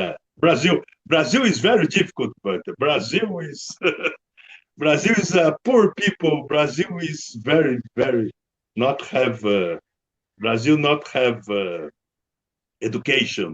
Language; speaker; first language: English; non-native, learner; Portuguese